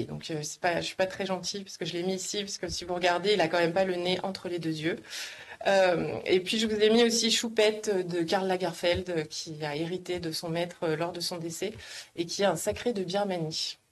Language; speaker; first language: French; native; French